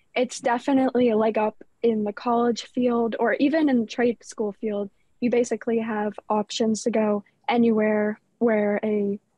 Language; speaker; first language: English; native; English